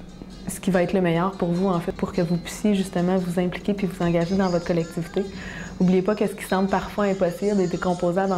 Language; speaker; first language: French; native; French